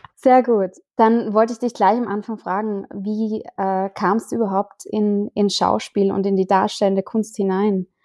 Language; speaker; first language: German; native; German